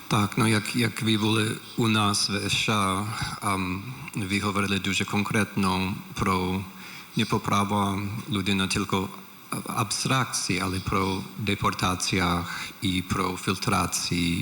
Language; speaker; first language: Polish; non-native, learner; English